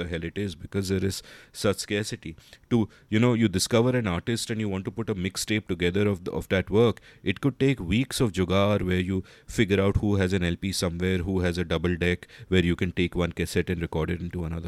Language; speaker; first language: English; non-native, local second language; Hindi